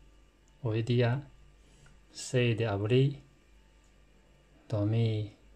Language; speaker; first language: Spanish; non-native, learner; Chinese